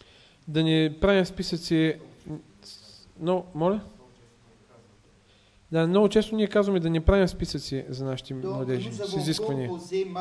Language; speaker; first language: Bulgarian; native; Bulgarian